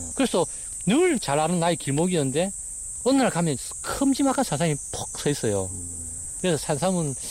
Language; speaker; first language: Korean; native; Korean